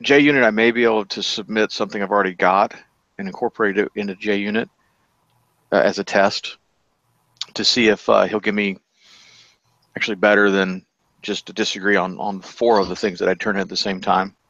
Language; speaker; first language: English; native; English